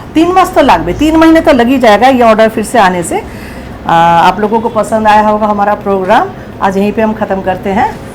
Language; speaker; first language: Hindi; non-native, local second language; Bangla